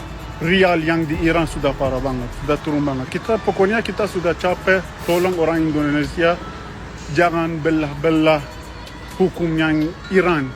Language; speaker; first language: Indonesian; non-native, learner; Persian